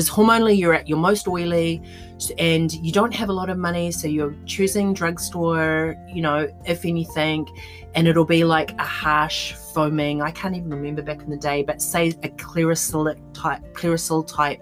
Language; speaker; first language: English; native; English